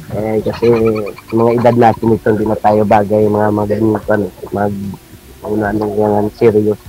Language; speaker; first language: Filipino; non-native, local second language; Hiligaynon